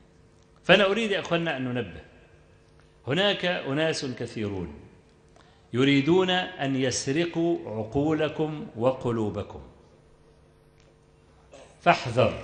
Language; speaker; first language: Arabic; native; Arabic